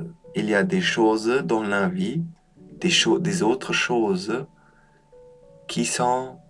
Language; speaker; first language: French; non-native, learner; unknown